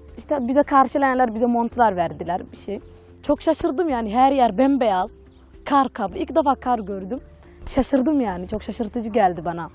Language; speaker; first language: Turkish; non-native, fluent; Somali